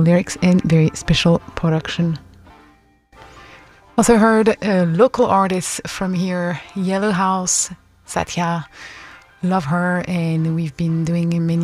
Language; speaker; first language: English; non-native, fluent; French